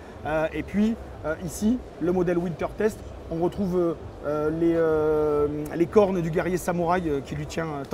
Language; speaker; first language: French; native; French